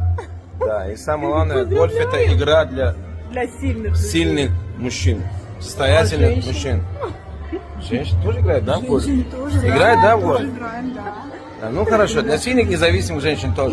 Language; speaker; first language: Russian; non-native, local second language; Turkmen